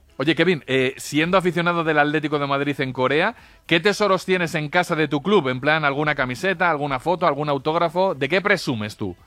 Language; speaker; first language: Spanish; native; Spanish